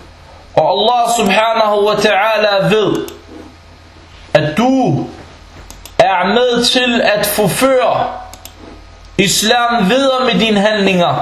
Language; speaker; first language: Danish; non-native, fluent; Arabic